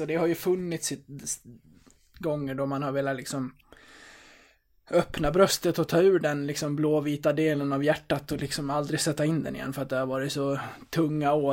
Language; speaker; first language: Swedish; native; Swedish